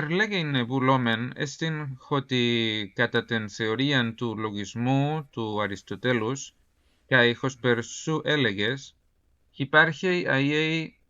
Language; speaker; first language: Greek; non-native, fluent; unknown